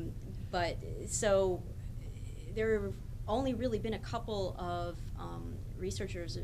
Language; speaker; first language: English; native; English